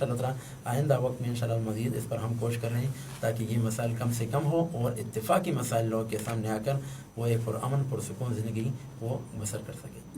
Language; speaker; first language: Urdu; non-native, local second language; Pashto